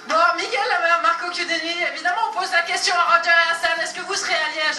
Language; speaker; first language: French; native; French